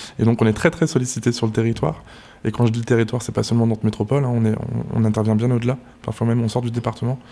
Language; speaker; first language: French; native; French